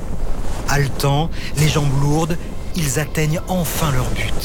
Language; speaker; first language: French; native; French